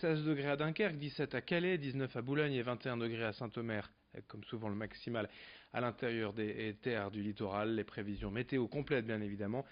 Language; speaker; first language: French; native; French